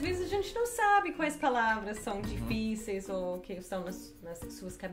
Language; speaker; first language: Portuguese; non-native, fluent; English